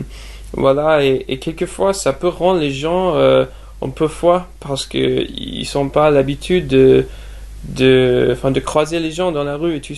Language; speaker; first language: French; non-native, fluent; English